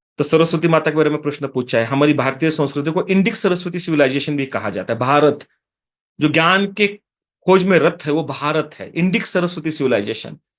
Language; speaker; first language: Hindi; non-native, local second language; Marathi